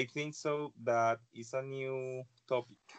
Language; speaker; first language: English; non-native, learner; Spanish